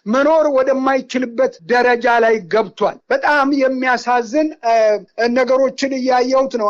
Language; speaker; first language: Amharic; non-native, local second language; Wolaytta